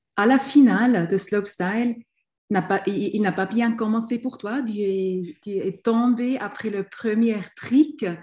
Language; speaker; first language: French; non-native, local second language; German